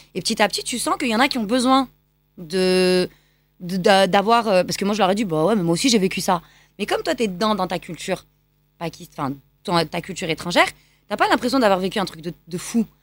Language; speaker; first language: French; native; French